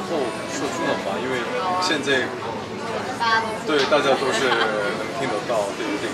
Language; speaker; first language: Chinese; non-native, fluent; Korean